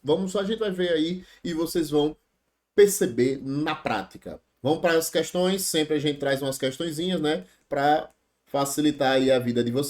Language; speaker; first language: Portuguese; native; Portuguese